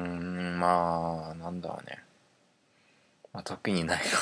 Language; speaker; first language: Japanese; native; Japanese